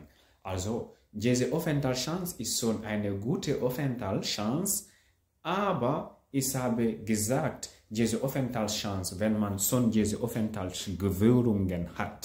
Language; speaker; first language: German; non-native, learner; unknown